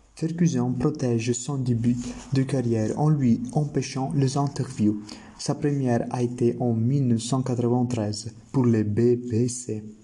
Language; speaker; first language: French; non-native, learner; Italian